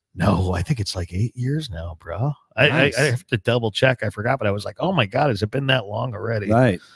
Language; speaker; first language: English; native; English